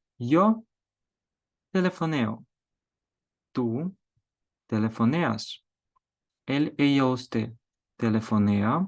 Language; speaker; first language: Spanish; non-native, fluent; Ukrainian